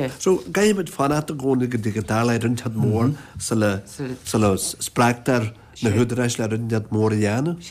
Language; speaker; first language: Irish; native; Irish